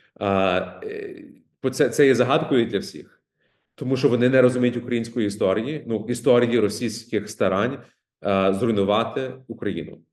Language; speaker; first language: Ukrainian; early bilingual, heritage; Ukrainian